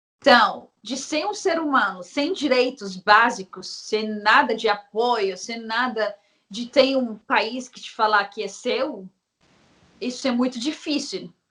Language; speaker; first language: Portuguese; non-native, fluent; Arabic